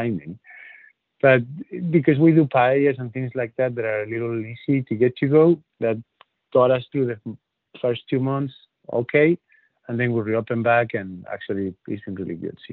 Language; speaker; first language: English; non-native, fluent; Spanish